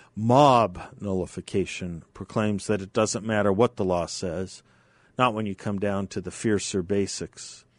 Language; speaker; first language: English; native; English